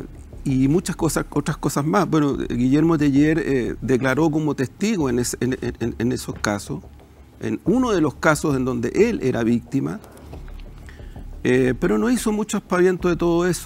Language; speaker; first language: Spanish; native; Spanish